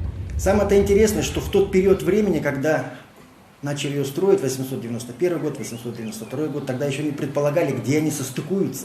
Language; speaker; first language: Russian; native; Russian